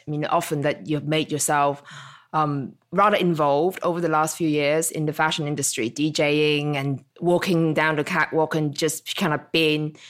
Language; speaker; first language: English; non-native, local second language; Cantonese